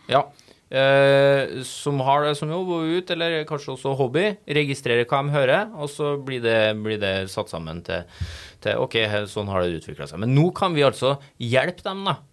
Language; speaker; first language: Norwegian; native; Norwegian